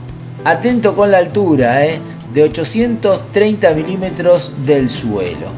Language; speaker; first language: Spanish; native; Spanish